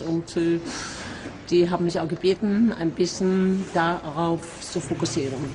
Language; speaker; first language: German; non-native, fluent; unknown